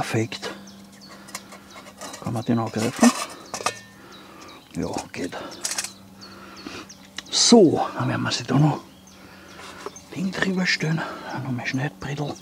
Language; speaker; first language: German; native; German